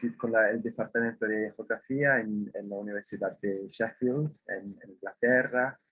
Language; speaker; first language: Spanish; non-native, fluent; English